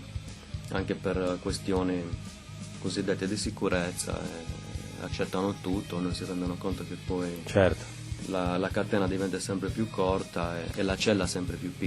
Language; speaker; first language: Italian; native; Italian